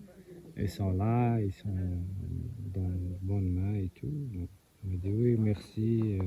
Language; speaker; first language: French; non-native, local second language; Arabic